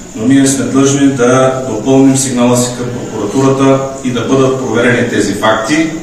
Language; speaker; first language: Bulgarian; non-native, local second language; Turkish